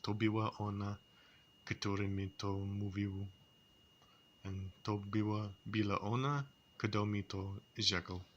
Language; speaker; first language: Czech; non-native, learner; English